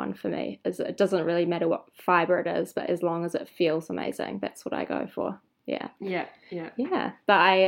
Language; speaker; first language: English; native; English